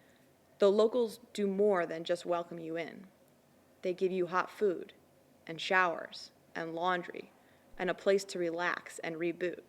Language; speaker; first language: English; native; English